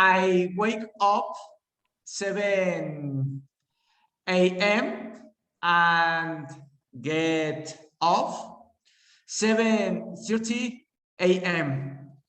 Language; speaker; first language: English; non-native, learner; Spanish